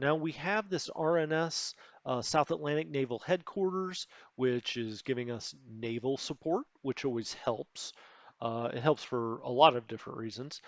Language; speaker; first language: English; native; English